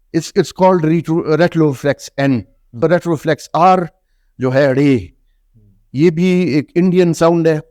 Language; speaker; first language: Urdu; non-native, local second language; Northern Hindko